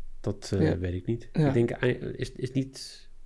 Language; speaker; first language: Dutch; native; Dutch